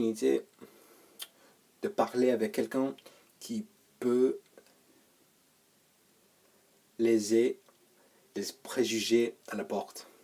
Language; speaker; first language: French; non-native, learner; English